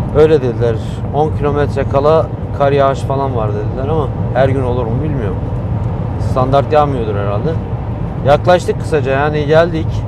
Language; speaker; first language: Turkish; early bilingual, heritage; Turkish